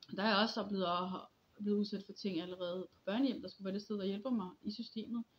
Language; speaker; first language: Danish; early bilingual, other home language; Polish